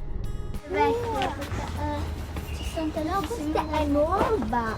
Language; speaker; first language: Italian; early bilingual, other home language; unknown